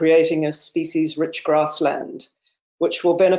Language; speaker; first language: English; native; English